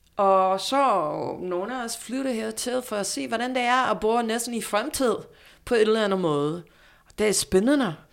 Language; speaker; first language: Danish; non-native, fluent; English